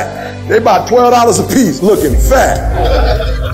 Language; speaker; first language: English; native; English